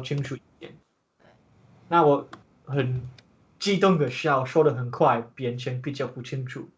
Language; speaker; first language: Chinese; non-native, learner; English